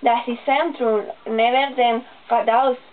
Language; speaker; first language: German; non-native, learner; Spanish